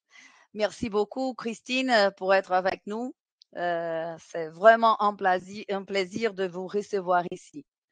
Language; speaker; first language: French; non-native, fluent; Portuguese